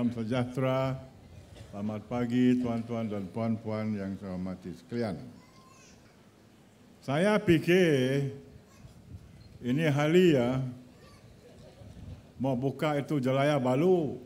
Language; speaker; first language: Malay; native; Malay